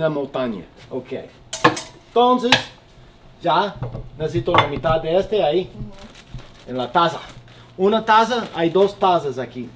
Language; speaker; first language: Spanish; non-native, learner; English